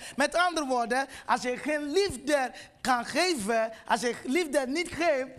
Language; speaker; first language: Dutch; non-native, fluent; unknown